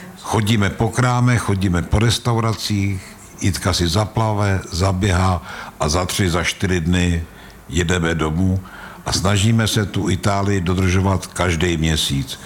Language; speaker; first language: Czech; native; Czech